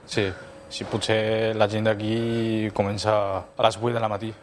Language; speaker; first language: Catalan; non-native, fluent; Chinese